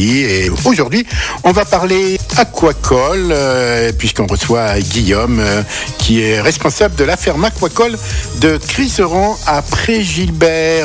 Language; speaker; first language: French; native; French